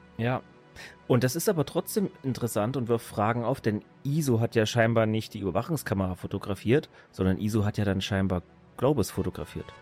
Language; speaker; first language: German; native; German